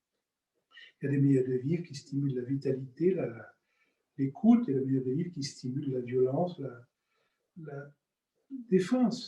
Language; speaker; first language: French; native; French